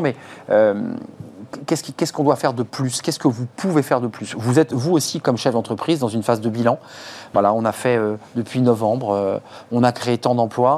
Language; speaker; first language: French; native; French